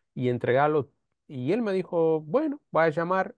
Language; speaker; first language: Spanish; non-native, fluent; Romanian